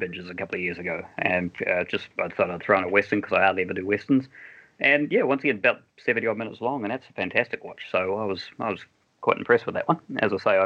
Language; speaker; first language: English; native; English